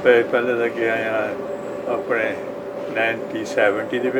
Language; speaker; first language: Punjabi; native; Punjabi